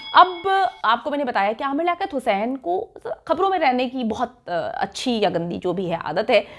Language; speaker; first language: Urdu; native; Urdu